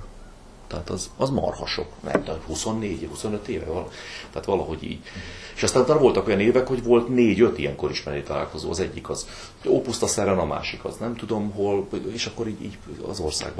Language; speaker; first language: Hungarian; native; Hungarian